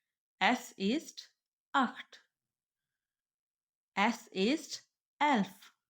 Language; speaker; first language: German; non-native, fluent; Urdu